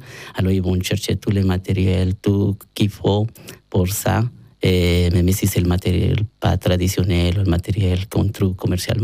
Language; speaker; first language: French; non-native, learner; Spanish